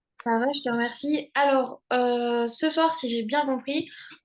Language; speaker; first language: French; native; French